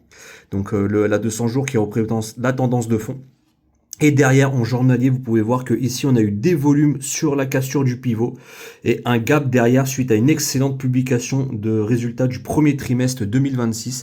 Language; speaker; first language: French; native; French